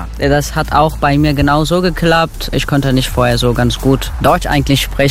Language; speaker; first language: German; non-native, learner; Turkish